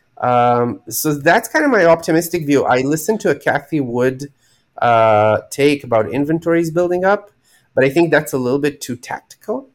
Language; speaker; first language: English; non-native, fluent; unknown